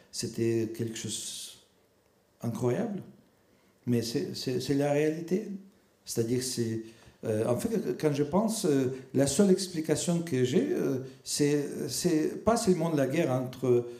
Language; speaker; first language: French; non-native, fluent; Russian